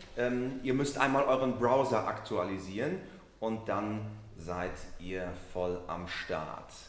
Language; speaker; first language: German; native; German